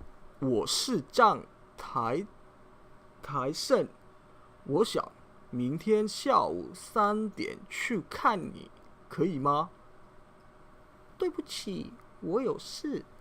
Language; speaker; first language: Chinese; non-native, fluent; Indonesian